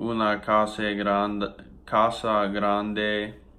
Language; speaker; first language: Spanish; non-native, learner; English